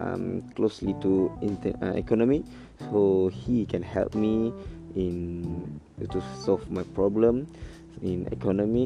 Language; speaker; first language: English; non-native, learner; Malay